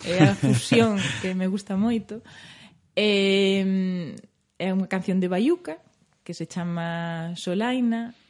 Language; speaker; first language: Galician; native; Galician